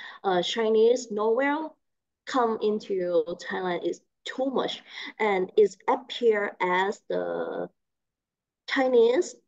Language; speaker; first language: English; non-native, learner; Thai